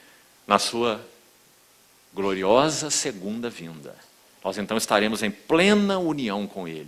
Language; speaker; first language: Portuguese; native; Portuguese